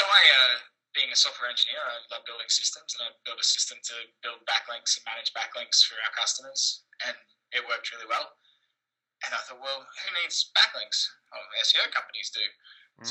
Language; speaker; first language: English; native; English